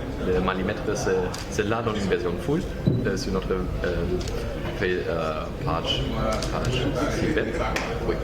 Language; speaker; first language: French; non-native, learner; German